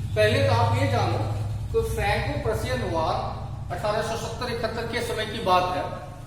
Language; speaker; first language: Hindi; native; Hindi